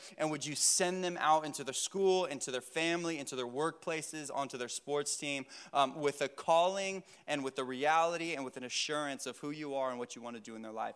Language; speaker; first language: English; native; English